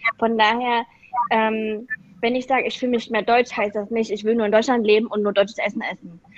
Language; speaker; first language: German; native; German